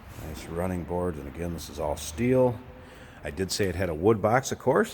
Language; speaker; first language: English; native; English